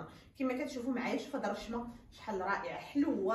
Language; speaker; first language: Arabic; native; Arabic